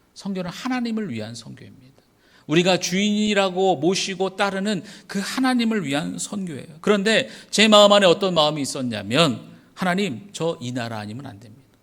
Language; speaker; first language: Korean; native; Korean